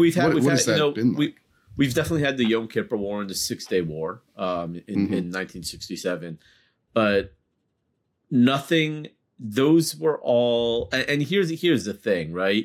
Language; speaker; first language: English; native; English